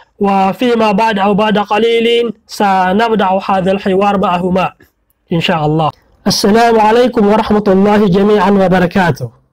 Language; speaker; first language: Arabic; non-native, fluent; Maguindanaon